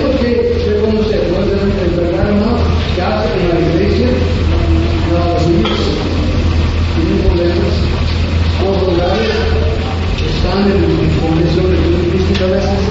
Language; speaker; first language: Spanish; non-native, fluent; English